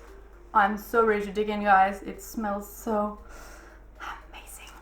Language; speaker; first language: English; non-native, fluent; Danish